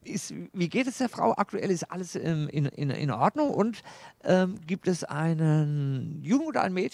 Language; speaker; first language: German; native; German